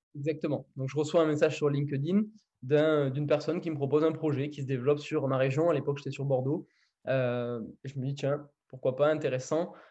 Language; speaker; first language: French; native; French